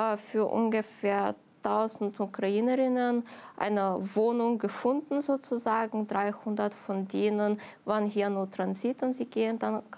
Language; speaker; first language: German; non-native, fluent; Ukrainian